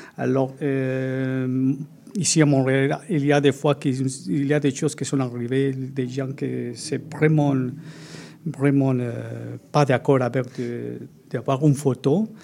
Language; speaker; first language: French; non-native, fluent; Spanish